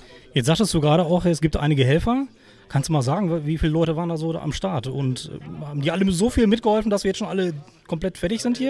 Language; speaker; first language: German; native; German